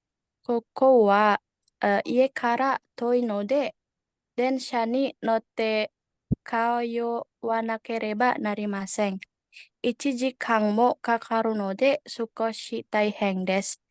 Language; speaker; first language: Japanese; non-native, learner; Indonesian